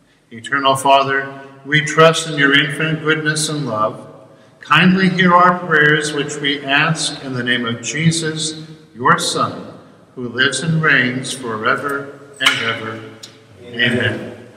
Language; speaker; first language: English; native; English